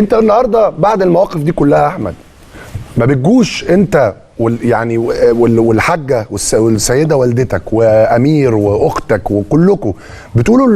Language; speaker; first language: Arabic; native; Arabic